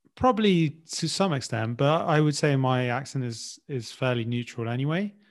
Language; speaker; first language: English; native; English